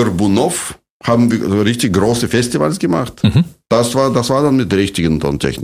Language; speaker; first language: German; non-native, fluent; Russian